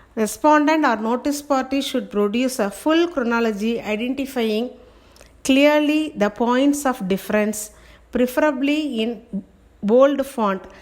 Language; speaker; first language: English; non-native, local second language; Tamil